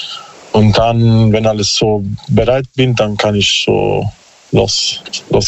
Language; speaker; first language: German; non-native, learner; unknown